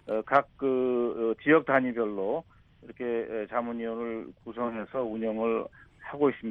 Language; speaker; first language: Korean; native; Korean